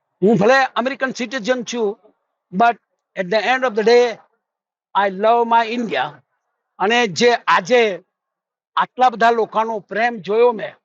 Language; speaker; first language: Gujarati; native; Gujarati